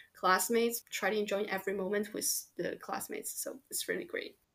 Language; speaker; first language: English; non-native, fluent; Chinese